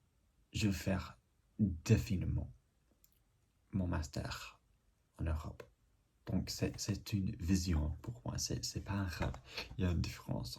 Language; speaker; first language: French; non-native, learner; English